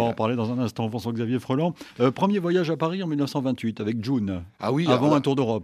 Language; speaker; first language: French; native; French